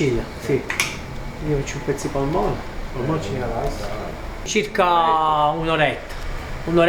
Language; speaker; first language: Italian; native; Italian